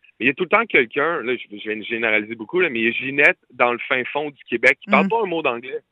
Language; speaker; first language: French; native; French